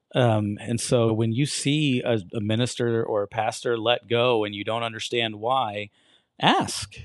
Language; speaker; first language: English; native; English